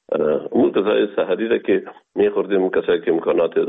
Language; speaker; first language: Persian; native; Persian